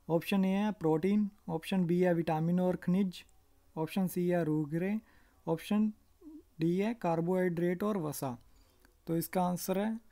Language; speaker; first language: Hindi; non-native, local second language; Punjabi